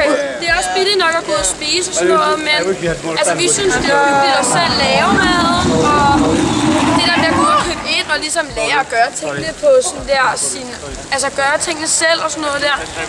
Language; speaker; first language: Danish; native; Danish